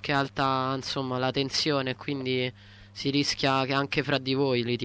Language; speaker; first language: Italian; native; Italian